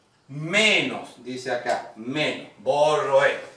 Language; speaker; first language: Spanish; native; Spanish